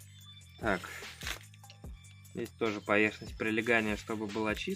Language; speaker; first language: Russian; native; Russian